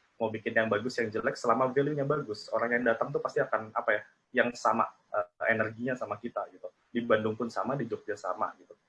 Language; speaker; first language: Indonesian; native; Indonesian